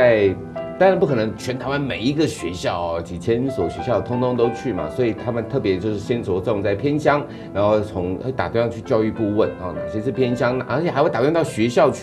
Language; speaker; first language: Chinese; native; Chinese